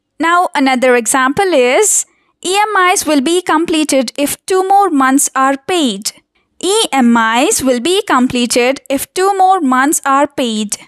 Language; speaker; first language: English; non-native, local second language; Telugu